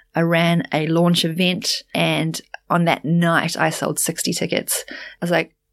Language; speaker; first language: English; native; English